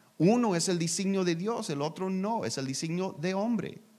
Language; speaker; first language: Spanish; non-native, learner; English